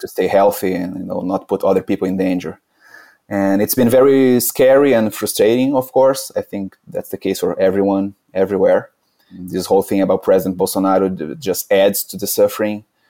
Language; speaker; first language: English; non-native, fluent; Portuguese